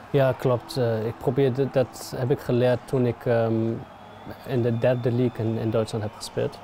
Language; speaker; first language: Dutch; non-native, fluent; German